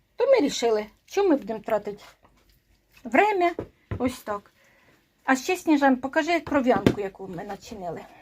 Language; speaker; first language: Ukrainian; native; Ukrainian